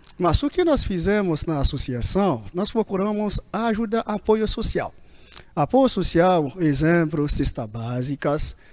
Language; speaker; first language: Portuguese; non-native, fluent; Haitian Creole